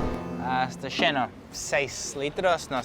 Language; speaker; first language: Spanish; non-native, learner; English